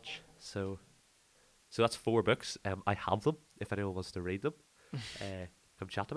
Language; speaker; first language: English; native; English